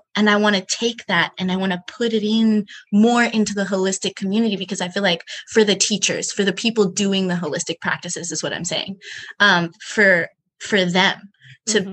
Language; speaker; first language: English; native; English